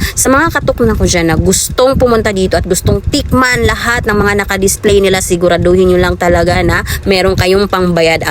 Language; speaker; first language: Filipino; non-native, local second language; Cebuano